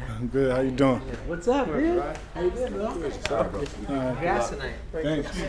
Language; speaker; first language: English; native; English